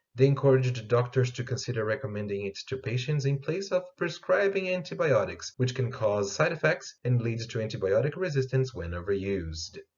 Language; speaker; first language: English; non-native, fluent; Portuguese